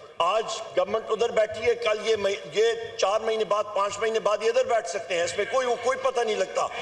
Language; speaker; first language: Urdu; non-native, local second language; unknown